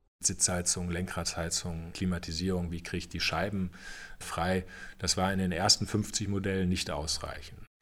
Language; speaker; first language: German; native; German